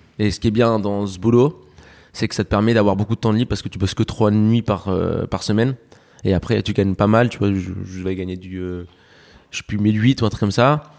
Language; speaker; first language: French; early bilingual, other home language; Spanish